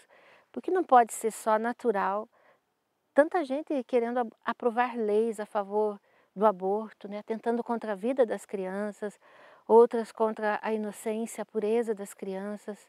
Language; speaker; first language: Portuguese; native; Portuguese